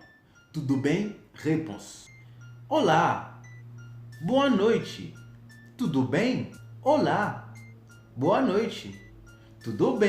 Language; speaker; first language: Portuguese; non-native, fluent; Haitian Creole